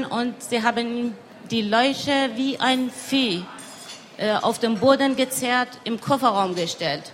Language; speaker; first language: German; non-native, learner; Persian